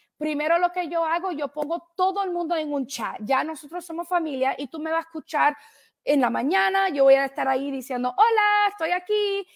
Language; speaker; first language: Spanish; early bilingual, heritage; Spanish